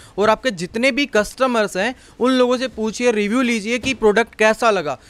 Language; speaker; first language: Hindi; native; Hindi